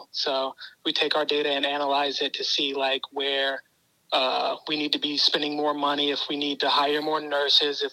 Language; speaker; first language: English; native; English